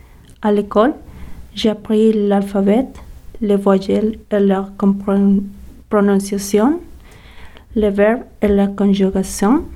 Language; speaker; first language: French; non-native, learner; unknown